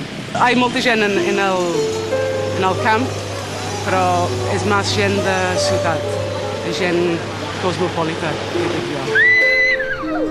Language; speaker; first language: Catalan; non-native, learner; English